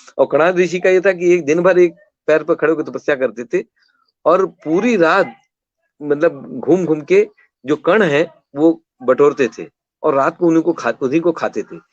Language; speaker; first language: Hindi; non-native, local second language; Kannada